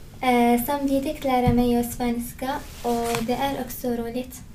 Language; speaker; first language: Swedish; non-native, learner; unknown